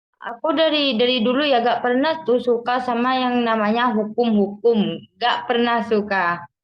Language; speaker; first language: Indonesian; non-native, local second language; Madurese